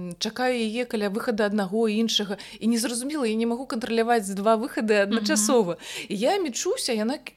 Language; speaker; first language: Belarusian; non-native, local second language; Russian